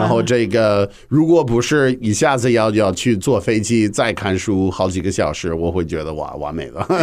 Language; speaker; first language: Chinese; non-native, fluent; English